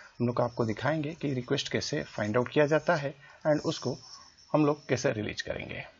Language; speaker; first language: Hindi; native; Hindi